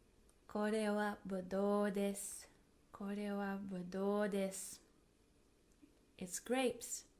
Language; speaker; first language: Japanese; non-native, fluent; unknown